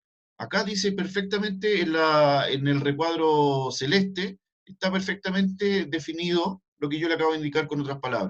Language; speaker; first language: Spanish; native; Spanish